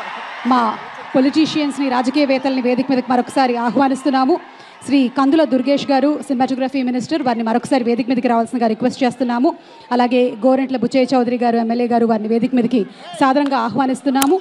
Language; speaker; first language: Telugu; native; Telugu